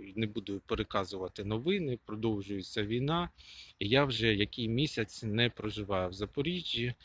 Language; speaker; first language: Ukrainian; non-native, local second language; Russian